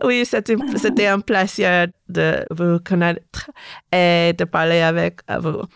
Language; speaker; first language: French; non-native, learner; English